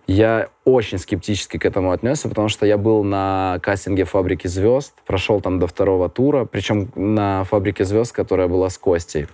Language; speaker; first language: Russian; native; Russian